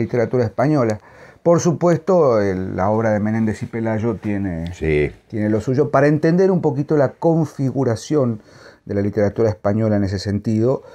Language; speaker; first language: Spanish; native; Spanish